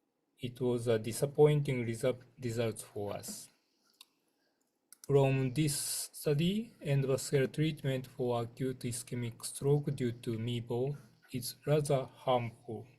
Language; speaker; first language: English; non-native, fluent; Japanese